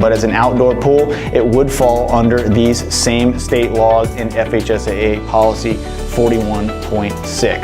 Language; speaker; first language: English; native; English